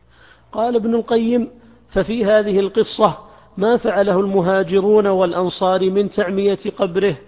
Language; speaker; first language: Arabic; native; Arabic